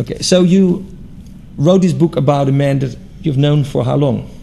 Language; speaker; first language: English; non-native, fluent; Dutch